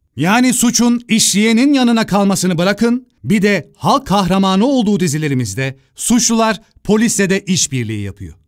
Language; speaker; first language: Turkish; native; Turkish